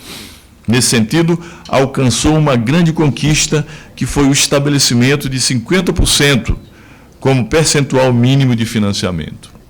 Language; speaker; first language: Portuguese; native; Portuguese